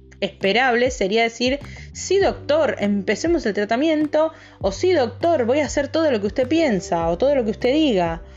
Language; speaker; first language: Spanish; native; Spanish